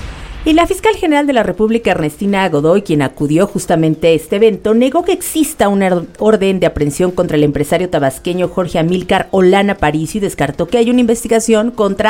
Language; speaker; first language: Spanish; native; Spanish